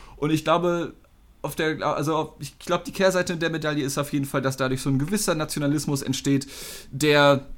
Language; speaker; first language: German; non-native, fluent; English